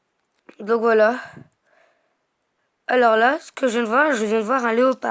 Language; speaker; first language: French; native; French